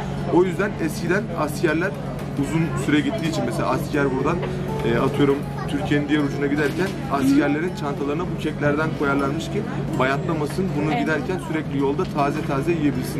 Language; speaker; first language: Turkish; native; Turkish